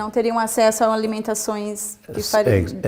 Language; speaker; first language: Portuguese; native; Portuguese